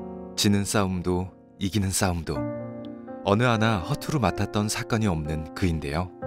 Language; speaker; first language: Korean; native; Korean